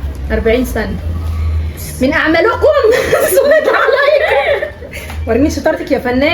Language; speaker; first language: Arabic; native; Arabic